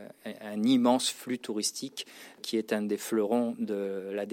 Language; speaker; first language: French; native; French